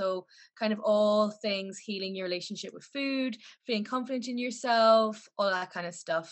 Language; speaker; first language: English; native; English